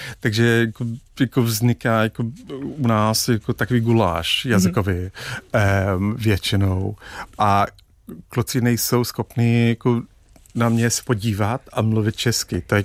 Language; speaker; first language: Czech; non-native, fluent; English